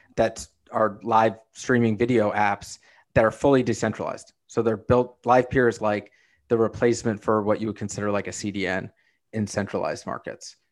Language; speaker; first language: English; native; English